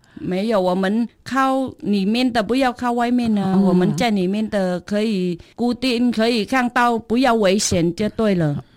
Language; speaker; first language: Chinese; non-native, fluent; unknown